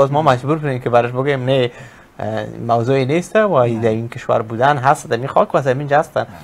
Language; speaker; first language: Persian; native; Persian